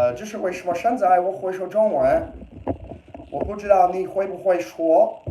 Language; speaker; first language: Chinese; non-native, learner; English